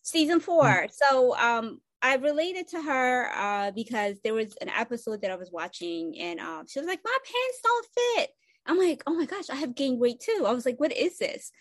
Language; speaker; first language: English; non-native, fluent; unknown